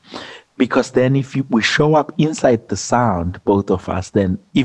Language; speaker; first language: English; non-native, local second language; Zulu